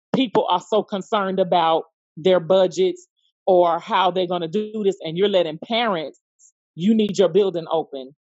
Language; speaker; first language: English; native; English